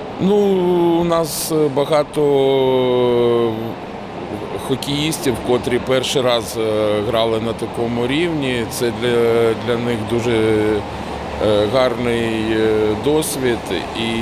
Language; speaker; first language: Ukrainian; non-native, local second language; Russian